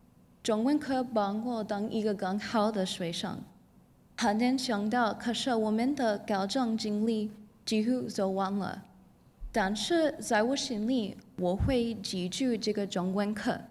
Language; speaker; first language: Chinese; non-native, learner; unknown